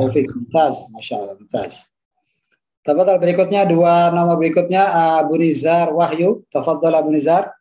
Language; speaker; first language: Indonesian; native; Indonesian